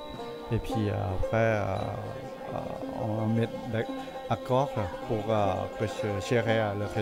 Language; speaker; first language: French; non-native, fluent; Thai